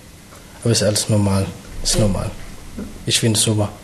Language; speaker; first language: German; non-native, learner; Somali